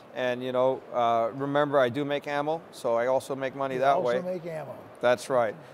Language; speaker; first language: English; non-native, local second language; Filipino